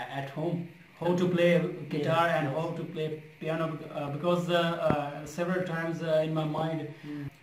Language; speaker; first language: English; non-native, local second language; Urdu